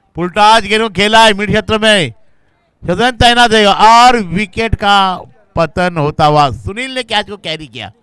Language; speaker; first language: Hindi; non-native, local second language; Marathi